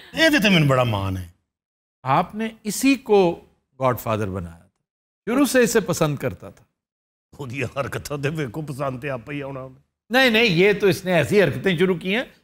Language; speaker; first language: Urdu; non-native, local second language; Punjabi